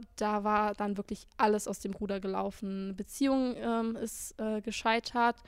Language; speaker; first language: German; native; German